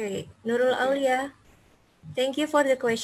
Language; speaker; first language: English; non-native, fluent; Indonesian